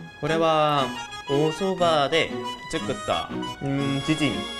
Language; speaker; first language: Japanese; non-native, learner; Korean